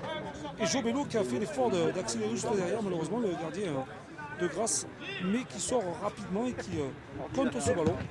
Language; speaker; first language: French; native; French